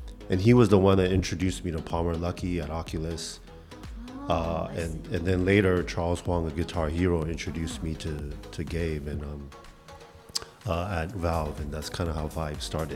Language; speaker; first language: English; early bilingual, other home language; Chinese